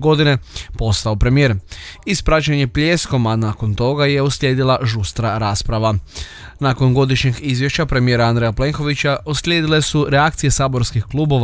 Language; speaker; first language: Croatian; native; Croatian